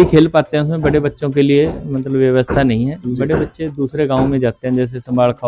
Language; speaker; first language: Hindi; native; Hindi